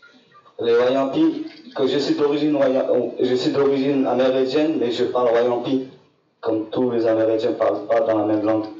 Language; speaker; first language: French; non-native, local second language; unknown